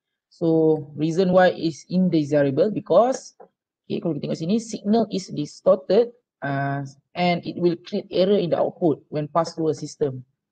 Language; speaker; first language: English; non-native, local second language; Malay